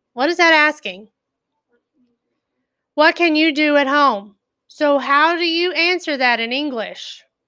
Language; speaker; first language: English; native; English